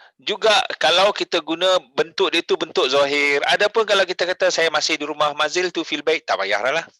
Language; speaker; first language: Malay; native; Malay